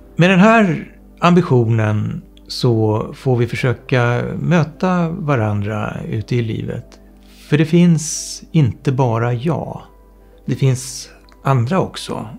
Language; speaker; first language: Swedish; native; Swedish